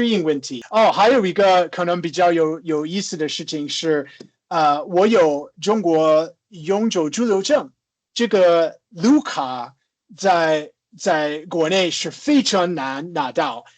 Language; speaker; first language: Chinese; non-native, fluent; English